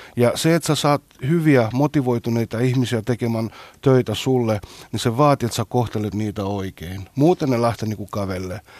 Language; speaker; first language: Finnish; non-native, fluent; Greek